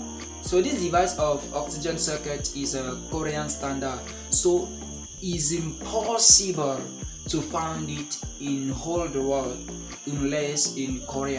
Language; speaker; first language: English; non-native, fluent; French